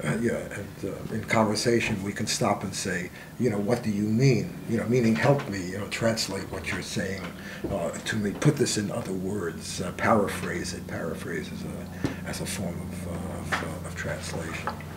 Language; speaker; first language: English; native; English